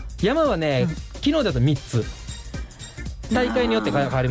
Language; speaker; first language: Japanese; native; Japanese